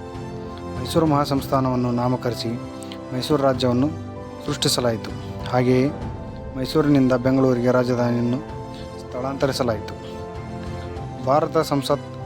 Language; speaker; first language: Kannada; native; Kannada